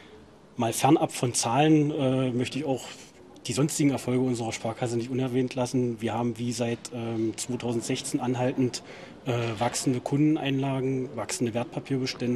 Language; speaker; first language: German; native; German